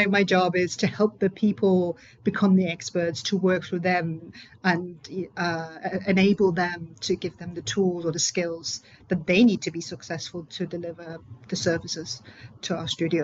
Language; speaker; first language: English; non-native, fluent; German